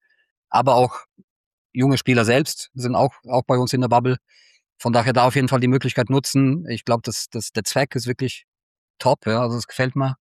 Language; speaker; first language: German; native; German